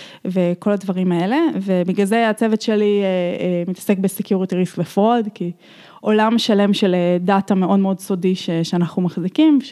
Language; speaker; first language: Hebrew; native; Hebrew